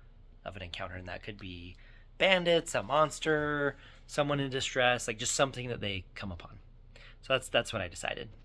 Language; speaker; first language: English; native; English